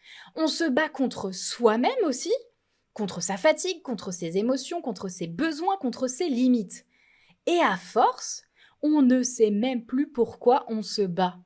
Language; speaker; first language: French; native; French